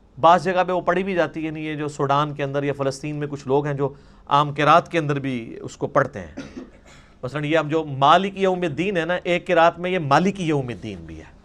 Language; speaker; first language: Urdu; non-native, local second language; Punjabi